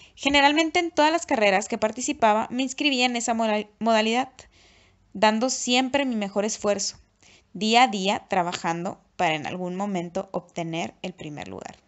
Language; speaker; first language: Spanish; native; Spanish